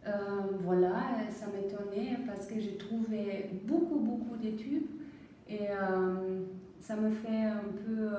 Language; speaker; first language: French; non-native, fluent; German